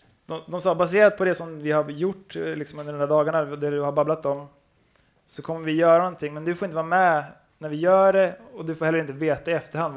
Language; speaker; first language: Swedish; native; Swedish